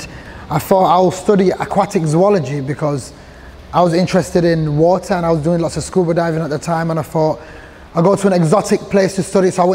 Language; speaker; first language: English; early bilingual, other home language; Somali